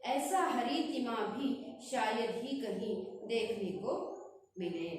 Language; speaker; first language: Hindi; non-native, local second language; Kannada